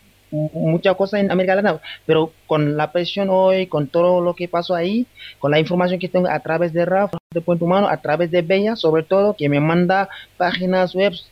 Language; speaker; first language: Spanish; non-native, fluent; Wolof